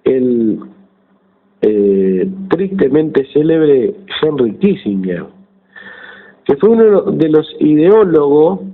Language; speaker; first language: Spanish; native; Spanish